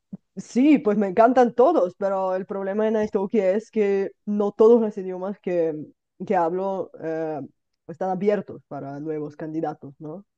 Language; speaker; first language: Spanish; non-native, fluent; Bulgarian